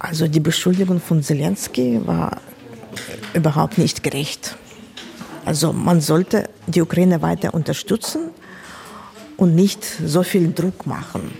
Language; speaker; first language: German; non-native, fluent; Ukrainian